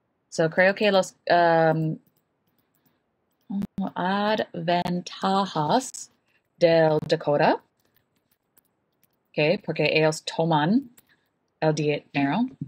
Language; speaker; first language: Spanish; non-native, learner; English